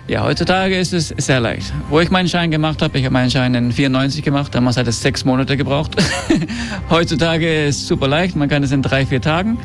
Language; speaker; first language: German; early bilingual, heritage; German